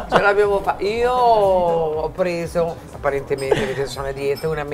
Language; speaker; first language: Italian; native; Italian